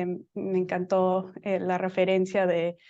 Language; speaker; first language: Spanish; non-native, fluent; English